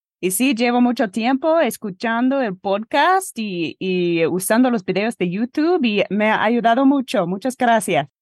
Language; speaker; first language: Spanish; non-native, fluent; English